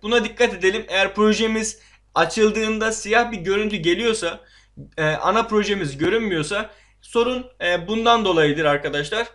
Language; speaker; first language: Turkish; native; Turkish